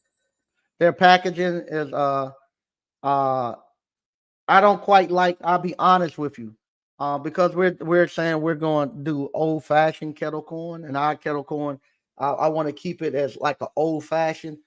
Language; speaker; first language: English; native; English